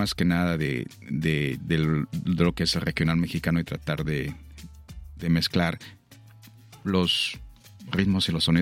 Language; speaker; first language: Spanish; native; Spanish